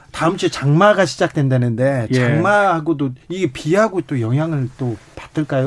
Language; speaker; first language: Korean; native; Korean